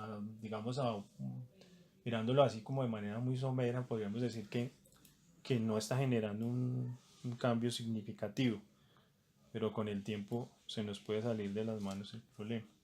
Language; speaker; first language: Spanish; native; Spanish